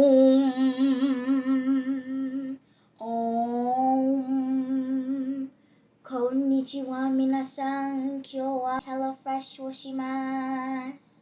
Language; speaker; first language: Japanese; early bilingual, heritage; Japanese